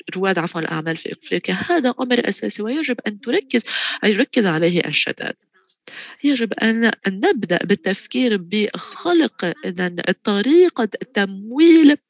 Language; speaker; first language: Arabic; non-native, fluent; Tigrinya